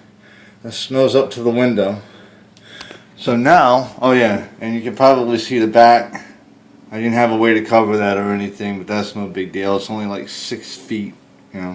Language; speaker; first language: English; native; English